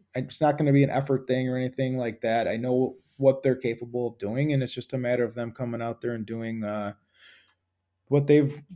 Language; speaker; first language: English; native; English